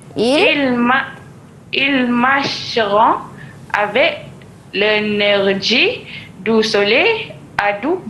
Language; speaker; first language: French; non-native, learner; Malay